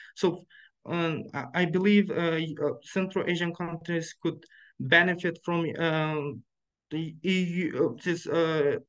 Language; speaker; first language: English; non-native, fluent; Uzbek